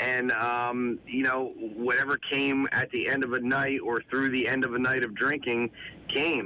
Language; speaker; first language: English; native; English